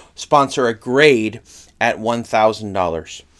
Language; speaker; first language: English; native; English